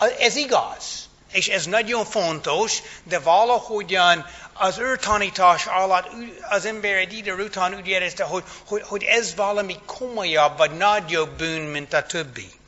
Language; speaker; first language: Hungarian; non-native, fluent; English